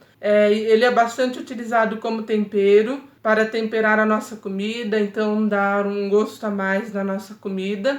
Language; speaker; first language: Portuguese; native; Portuguese